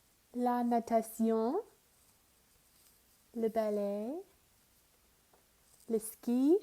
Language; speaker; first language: French; non-native, fluent; English